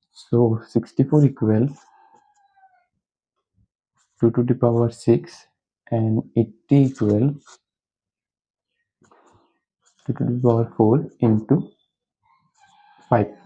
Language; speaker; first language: English; non-native, local second language; Hindi